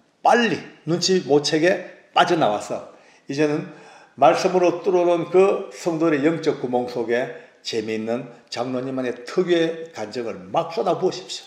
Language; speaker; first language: Korean; native; Korean